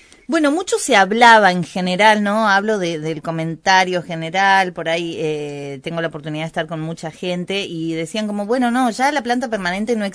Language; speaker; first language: Spanish; native; Spanish